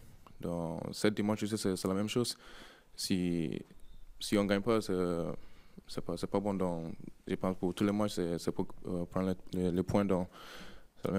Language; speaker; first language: French; non-native, learner; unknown